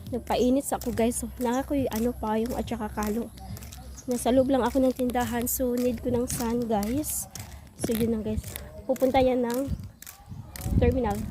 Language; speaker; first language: Filipino; non-native, local second language; Cebuano